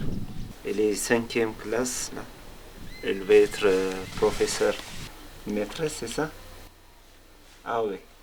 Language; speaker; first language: French; non-native, fluent; Amharic